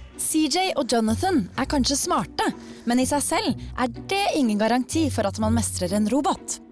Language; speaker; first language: Norwegian; native; Norwegian